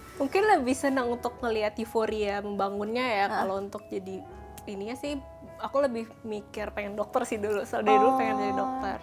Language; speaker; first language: Indonesian; non-native, local second language; Javanese